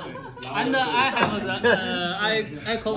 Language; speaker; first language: English; non-native, learner; Chinese